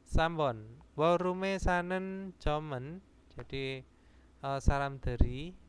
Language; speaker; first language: Korean; non-native, fluent; Indonesian